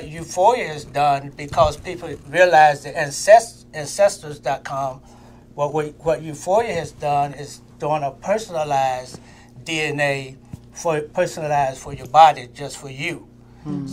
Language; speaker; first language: English; native; English